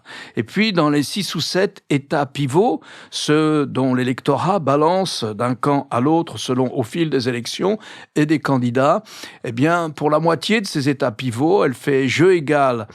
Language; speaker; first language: French; native; French